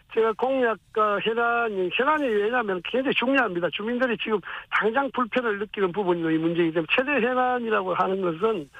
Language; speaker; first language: Korean; native; Korean